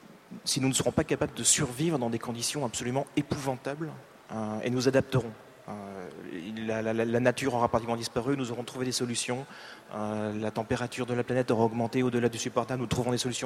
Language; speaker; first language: French; native; French